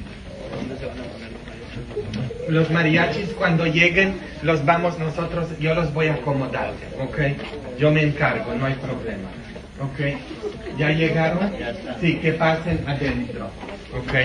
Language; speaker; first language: Spanish; non-native, fluent; English